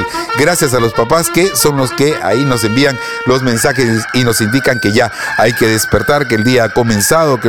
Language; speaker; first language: Spanish; native; Spanish